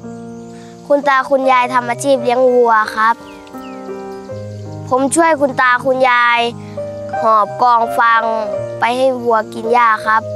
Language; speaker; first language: Thai; non-native, local second language; Northeastern Thai